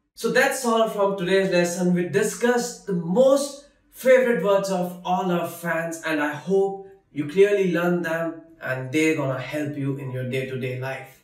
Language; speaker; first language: Hindi; native; Hindi